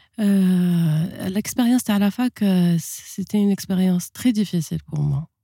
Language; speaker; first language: French; non-native, local second language; Arabic